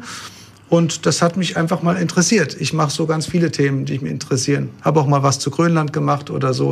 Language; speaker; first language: German; native; German